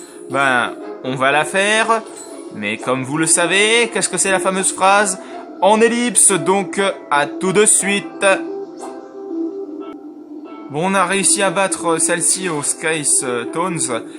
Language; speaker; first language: French; native; French